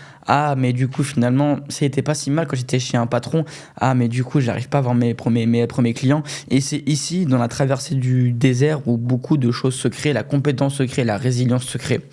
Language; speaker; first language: French; native; French